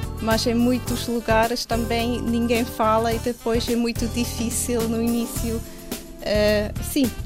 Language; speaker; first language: Portuguese; non-native, fluent; Swiss German